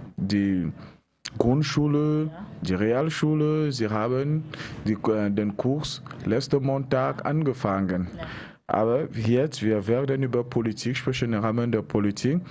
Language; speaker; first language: German; non-native, learner; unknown